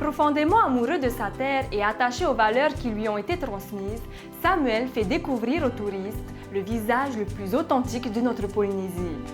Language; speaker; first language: French; native; French